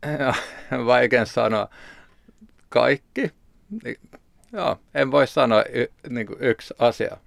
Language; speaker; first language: Finnish; non-native, local second language; Swedish